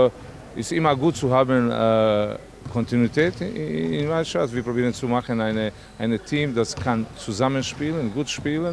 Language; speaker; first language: German; non-native, learner; Serbian